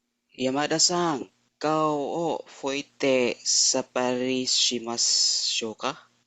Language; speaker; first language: Japanese; non-native, learner; Filipino